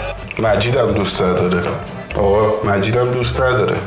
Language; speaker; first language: Persian; native; Persian